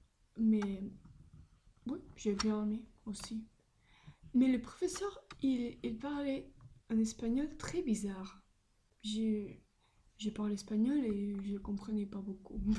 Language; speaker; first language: French; non-native, learner; Spanish